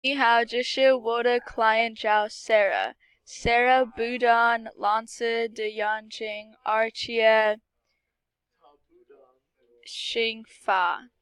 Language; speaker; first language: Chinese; non-native, learner; English